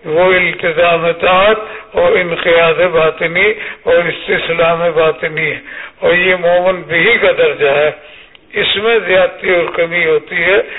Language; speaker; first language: Urdu; native; Urdu